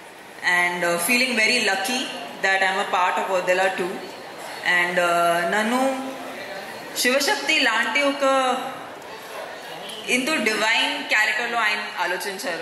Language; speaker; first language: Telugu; non-native, fluent; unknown